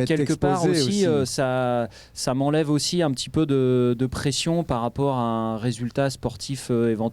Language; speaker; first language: French; native; French